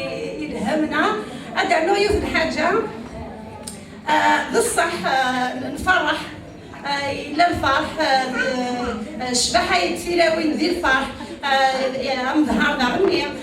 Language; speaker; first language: Arabic; non-native, local second language; Kabyle